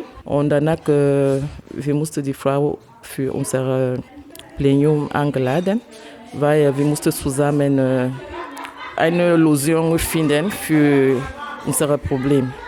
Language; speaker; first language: German; non-native, learner; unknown